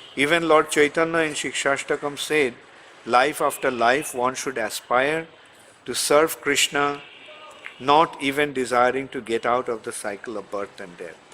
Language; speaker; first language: English; non-native, local second language; Bangla